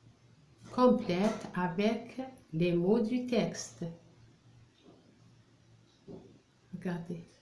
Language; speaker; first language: French; non-native, local second language; Arabic